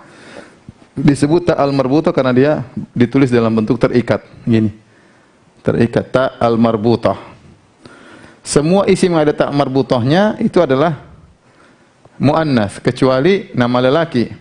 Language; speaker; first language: Indonesian; native; Indonesian